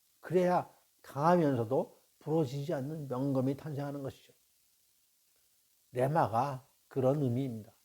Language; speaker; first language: Korean; native; Korean